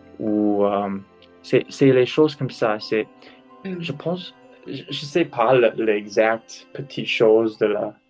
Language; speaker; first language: French; non-native, learner; English